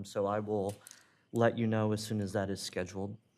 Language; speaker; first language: English; native; English